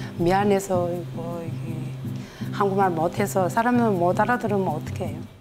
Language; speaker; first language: Korean; non-native, learner; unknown